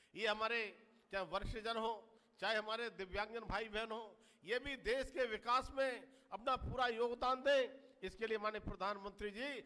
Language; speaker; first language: Hindi; native; Hindi